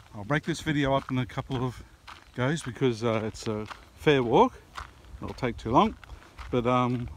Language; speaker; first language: English; native; English